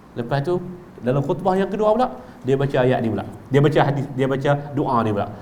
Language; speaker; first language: Malay; native; Malay